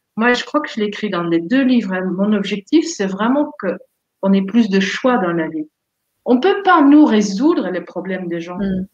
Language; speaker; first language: French; non-native, fluent; Dutch